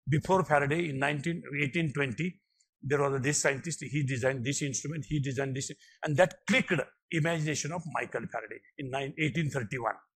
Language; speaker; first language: English; non-native, local second language; Marathi